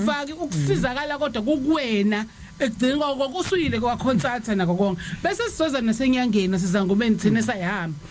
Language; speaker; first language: Zulu; native; Zulu